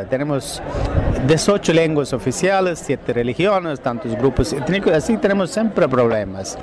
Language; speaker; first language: Spanish; non-native, fluent; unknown